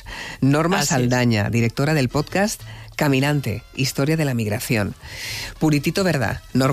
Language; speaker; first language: Spanish; native; Spanish